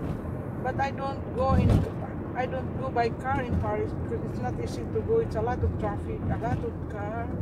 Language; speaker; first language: English; non-native, local second language; Filipino